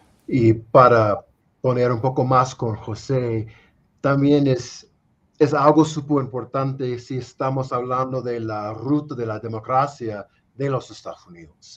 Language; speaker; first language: Spanish; non-native, fluent; English